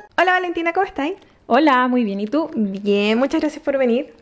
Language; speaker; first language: Spanish; native; Spanish